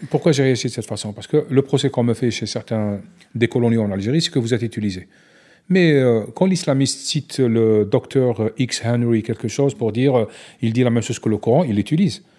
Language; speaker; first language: French; non-native, local second language; Arabic